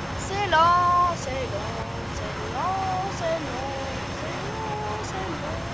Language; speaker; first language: French; native; French